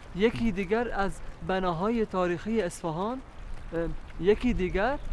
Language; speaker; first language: Persian; non-native, learner; Arabic